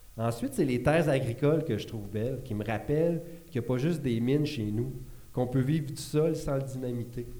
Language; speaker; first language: French; native; French